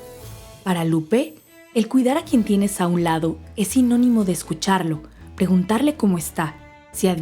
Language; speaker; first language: Spanish; native; Spanish